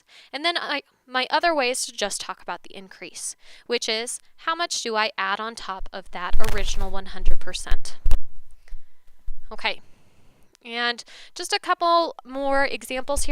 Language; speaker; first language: English; native; English